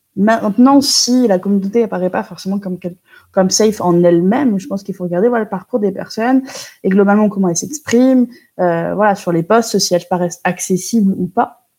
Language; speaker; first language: French; native; French